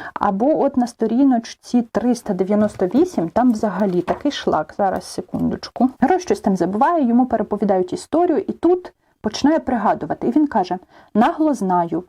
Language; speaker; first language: Ukrainian; native; Ukrainian